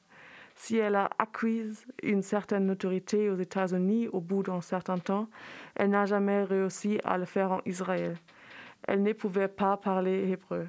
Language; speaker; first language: French; non-native, fluent; German